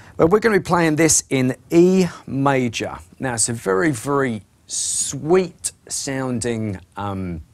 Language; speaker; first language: English; native; English